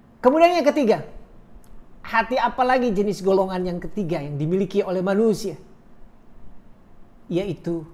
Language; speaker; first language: Indonesian; native; Indonesian